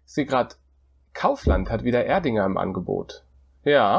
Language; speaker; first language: German; native; German